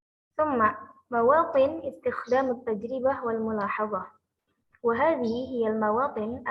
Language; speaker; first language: Arabic; non-native, learner; Indonesian